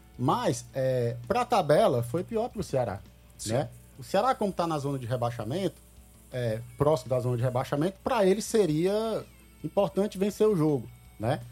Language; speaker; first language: Portuguese; native; Portuguese